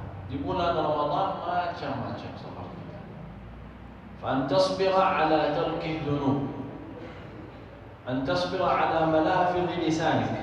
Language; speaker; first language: Indonesian; non-native, fluent; Arabic